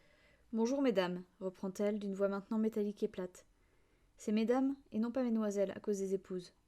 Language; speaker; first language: French; native; French